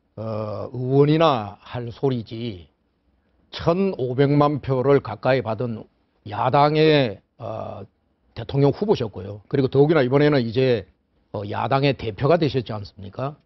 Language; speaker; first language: Korean; native; Korean